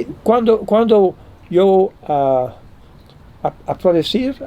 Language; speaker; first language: Spanish; non-native, learner; English